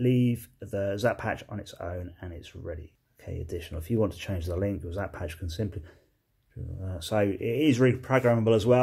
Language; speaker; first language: English; native; English